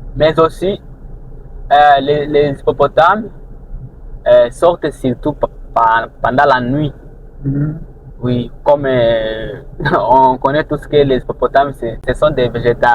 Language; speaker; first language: French; non-native, local second language; Rundi